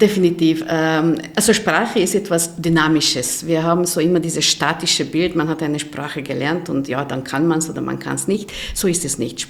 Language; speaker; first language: German; non-native, fluent; Hungarian